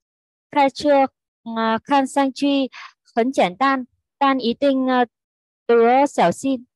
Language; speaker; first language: Chinese; non-native, fluent; Vietnamese